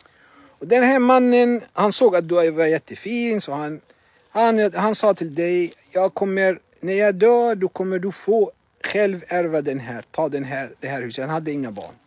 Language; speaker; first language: Swedish; non-native, fluent; Arabic